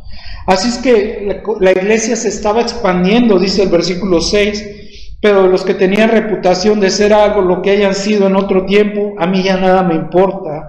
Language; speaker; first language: Spanish; native; Spanish